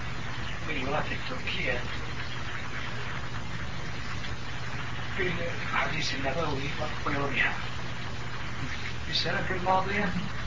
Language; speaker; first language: Arabic; non-native, fluent; Turkish